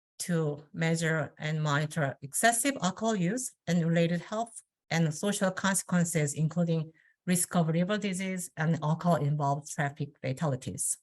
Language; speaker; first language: English; non-native, fluent; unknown